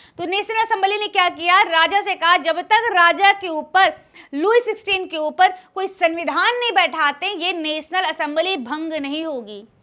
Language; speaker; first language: Hindi; native; Hindi